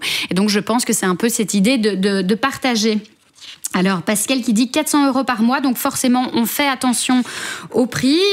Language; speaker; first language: French; native; French